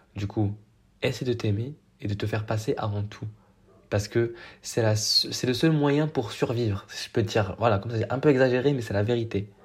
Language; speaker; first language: French; non-native, local second language; Arabic